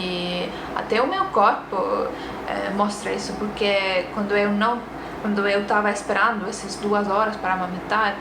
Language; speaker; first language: Portuguese; non-native, fluent; Estonian